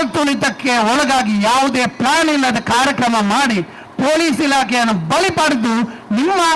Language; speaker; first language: Kannada; non-native, local second language; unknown